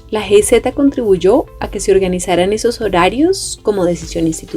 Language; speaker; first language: Spanish; native; Spanish